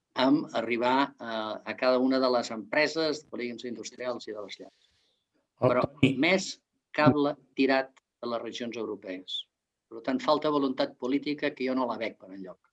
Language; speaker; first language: Catalan; native; Catalan